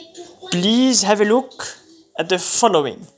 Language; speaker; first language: English; non-native, fluent; Arabic